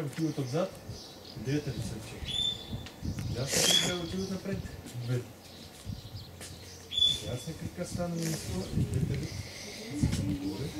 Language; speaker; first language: Bulgarian; non-native, learner; Russian